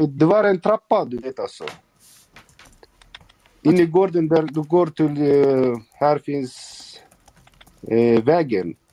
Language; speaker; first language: Swedish; non-native, local second language; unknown